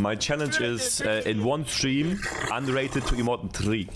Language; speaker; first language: English; non-native, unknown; German